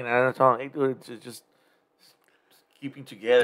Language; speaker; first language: English; early bilingual, other home language; Spanish